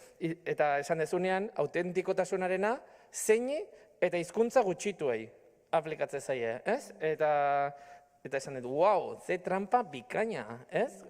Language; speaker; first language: Basque; native; Basque